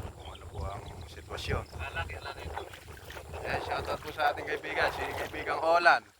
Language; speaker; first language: Filipino; native; Filipino